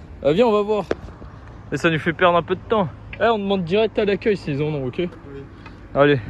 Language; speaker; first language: French; native; French